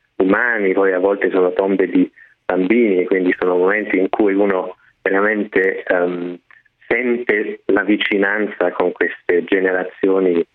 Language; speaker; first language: Italian; non-native, fluent; German